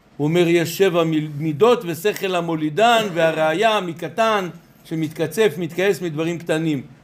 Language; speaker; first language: Hebrew; native; Hebrew